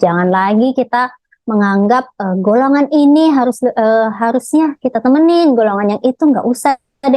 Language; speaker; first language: Indonesian; native; Indonesian